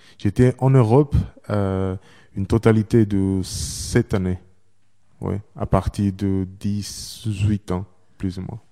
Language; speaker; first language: French; non-native, learner; Chinese